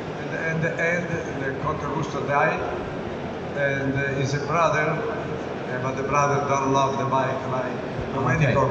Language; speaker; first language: English; non-native, learner; Italian